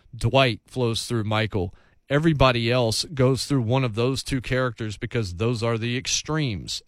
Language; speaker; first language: English; native; English